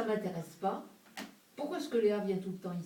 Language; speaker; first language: French; native; French